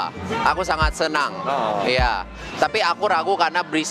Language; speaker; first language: Indonesian; non-native, fluent; Korean